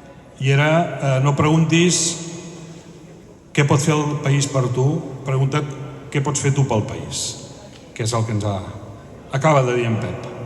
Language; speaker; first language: Catalan; native; Catalan